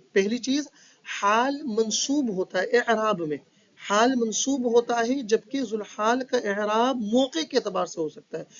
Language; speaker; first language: Urdu; native; Urdu